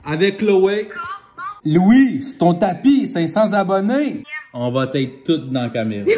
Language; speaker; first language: French; native; French